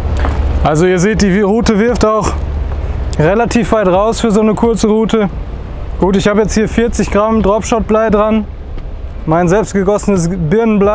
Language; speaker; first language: German; native; German